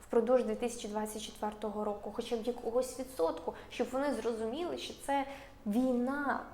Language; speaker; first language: Ukrainian; non-native, local second language; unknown